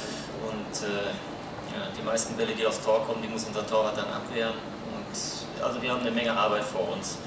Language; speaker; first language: German; native; German